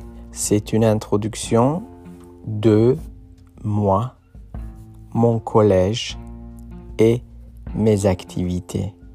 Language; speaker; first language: French; non-native, fluent; Persian